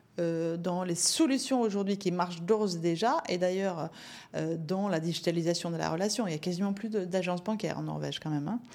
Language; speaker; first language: French; non-native, fluent; Norwegian